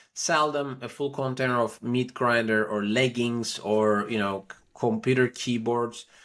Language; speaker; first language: English; non-native, fluent; Turkish